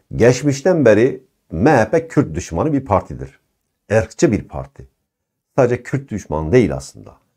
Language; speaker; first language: Turkish; non-native, local second language; Kurdish